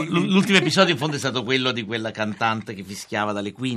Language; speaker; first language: Italian; native; Italian